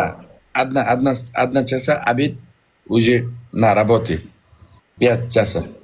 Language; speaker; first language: Russian; non-native, learner; Uzbek